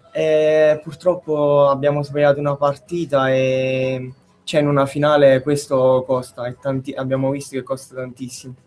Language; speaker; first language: Italian; native; Italian